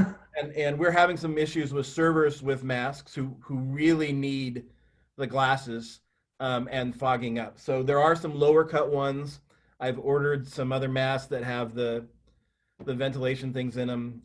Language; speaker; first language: English; native; English